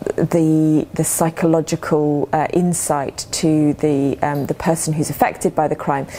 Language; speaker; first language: English; native; English